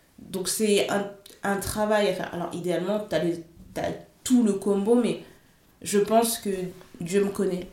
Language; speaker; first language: French; early bilingual, other home language; Lingala